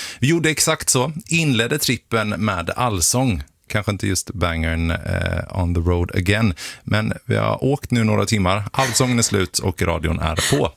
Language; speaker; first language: Swedish; native; Swedish